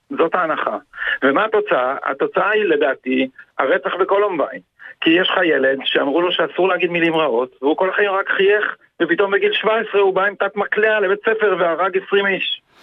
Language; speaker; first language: Hebrew; native; Hebrew